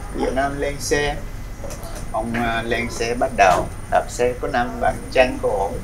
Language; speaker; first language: Vietnamese; non-native, fluent; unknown